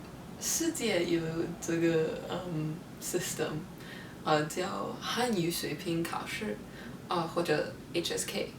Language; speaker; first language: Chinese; non-native, learner; English